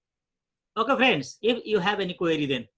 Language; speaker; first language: English; non-native, fluent; Nepali